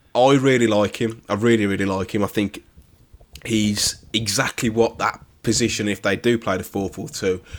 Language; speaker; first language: English; native; English